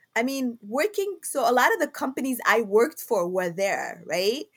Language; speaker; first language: English; non-native, fluent; Somali